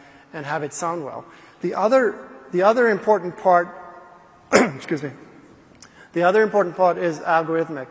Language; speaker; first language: English; non-native, fluent; Swedish